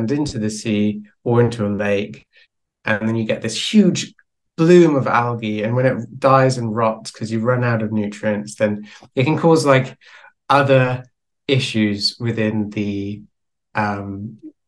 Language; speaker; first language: English; native; English